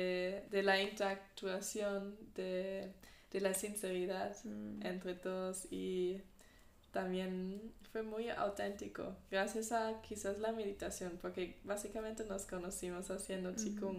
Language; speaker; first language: Spanish; non-native, fluent; German